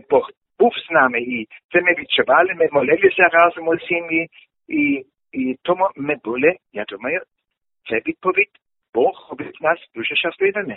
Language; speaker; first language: Ukrainian; non-native, learner; German